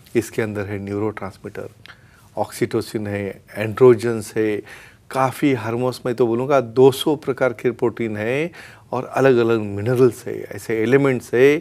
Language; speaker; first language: Hindi; non-native, local second language; Marathi